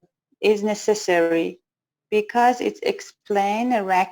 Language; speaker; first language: English; non-native, learner; Persian